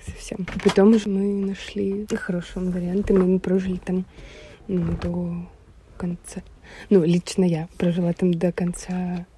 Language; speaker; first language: Russian; native; Russian